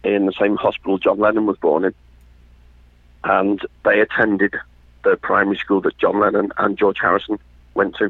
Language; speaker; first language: English; native; English